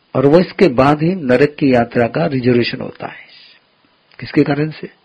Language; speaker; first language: Hindi; non-native, local second language; Gujarati